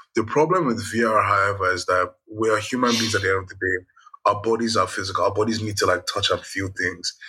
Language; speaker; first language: English; non-native, local second language; Yoruba